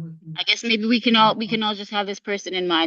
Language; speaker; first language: English; native; English